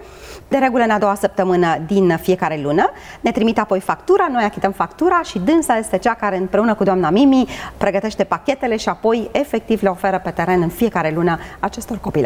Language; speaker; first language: Romanian; native; Romanian